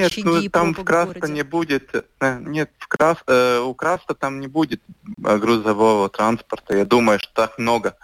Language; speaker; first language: Russian; non-native, local second language; Latvian